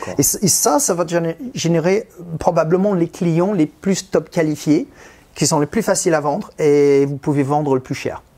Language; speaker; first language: French; non-native, fluent; English